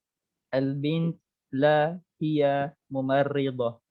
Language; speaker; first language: Arabic; non-native, learner; Indonesian